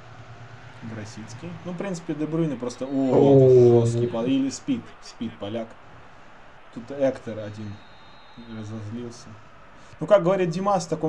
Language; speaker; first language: Russian; native; Russian